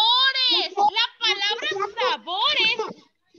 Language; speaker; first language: Spanish; native; Spanish